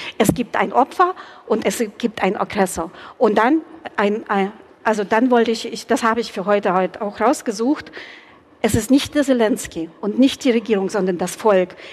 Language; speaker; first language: German; non-native, fluent; Ukrainian